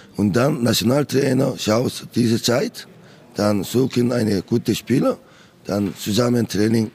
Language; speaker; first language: German; non-native, learner; Korean